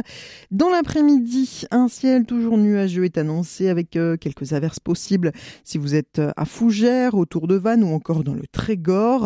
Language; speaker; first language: French; native; French